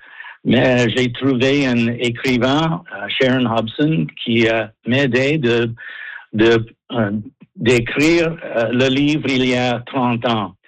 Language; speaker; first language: French; non-native, local second language; English